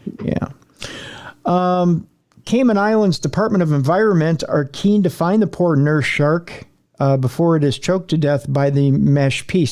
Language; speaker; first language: English; native; English